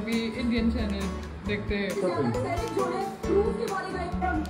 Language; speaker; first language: Hindi; non-native, learner; German